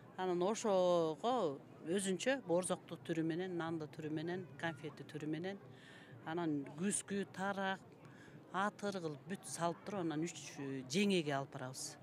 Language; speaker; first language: Kyrgyz; native; Kyrgyz